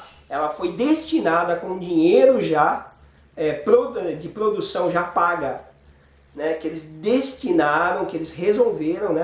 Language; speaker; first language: Portuguese; native; Portuguese